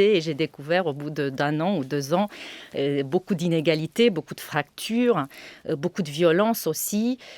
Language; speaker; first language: French; non-native, fluent; Romanian